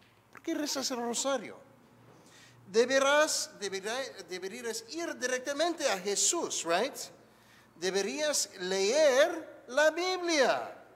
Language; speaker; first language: Spanish; non-native, learner; English